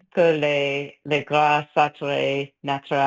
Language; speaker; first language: French; non-native, fluent; English